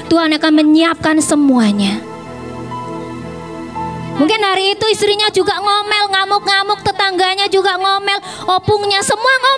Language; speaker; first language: Indonesian; native; Indonesian